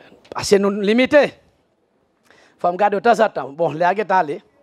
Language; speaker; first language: French; native; French